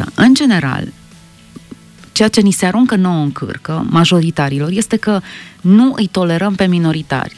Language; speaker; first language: Romanian; native; Romanian